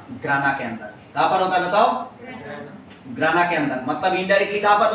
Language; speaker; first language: Hindi; non-native, local second language; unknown